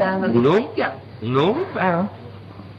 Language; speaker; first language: Spanish; native; Spanish